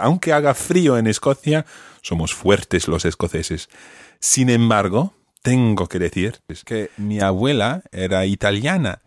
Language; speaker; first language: Spanish; non-native, fluent; English